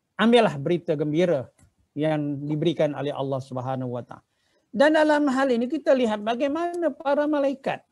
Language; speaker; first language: Malay; native; Malay